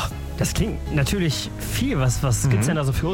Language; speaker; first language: German; native; German